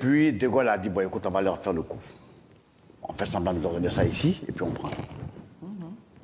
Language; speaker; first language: French; non-native, local second language; Dyula